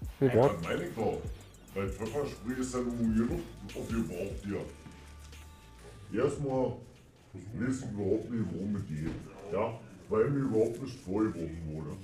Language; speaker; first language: German; native; German